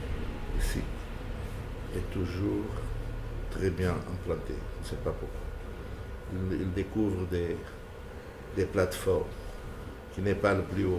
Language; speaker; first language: French; non-native, fluent; Portuguese